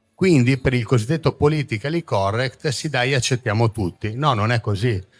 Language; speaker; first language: Italian; early bilingual, other home language; Croatian